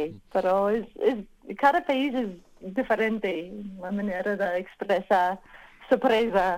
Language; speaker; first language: Spanish; non-native, learner; English